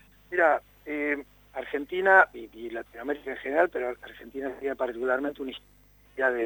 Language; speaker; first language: Spanish; native; Spanish